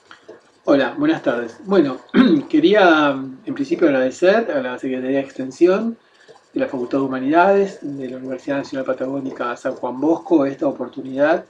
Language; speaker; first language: Spanish; native; Spanish